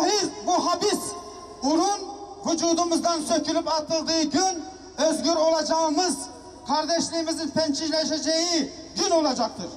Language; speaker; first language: Turkish; native; Turkish